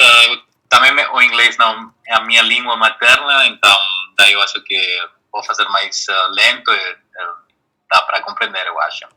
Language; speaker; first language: Portuguese; non-native, fluent; Spanish